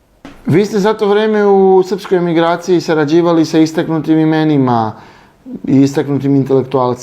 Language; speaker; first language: Serbian; native; Serbian